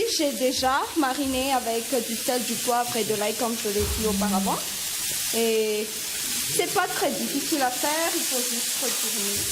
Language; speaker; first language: French; non-native, local second language; Malagasy